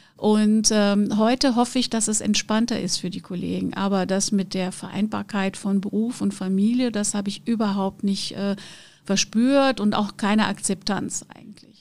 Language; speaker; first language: German; non-native, fluent; Portuguese